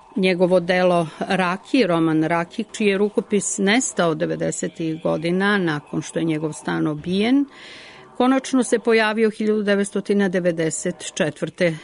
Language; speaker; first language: Serbian; native; Serbian